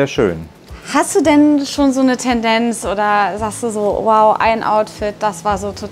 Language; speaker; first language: German; native; German